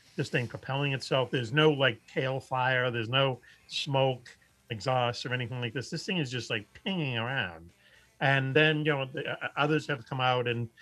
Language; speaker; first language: English; native; English